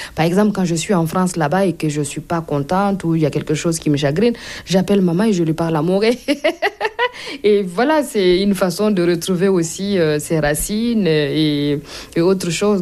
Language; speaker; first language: French; non-native, local second language; Mossi